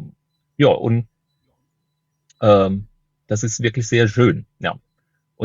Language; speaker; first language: German; native; German